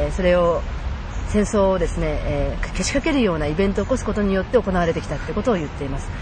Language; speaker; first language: Japanese; native; Japanese